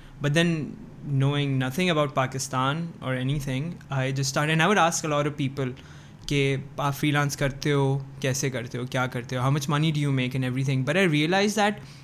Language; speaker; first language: Urdu; early bilingual, heritage; Urdu